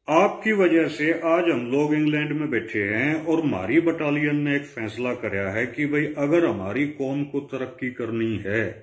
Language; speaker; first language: Hindi; native; Hindi